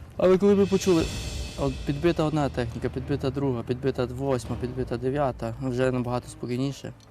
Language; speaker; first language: Ukrainian; native; Ukrainian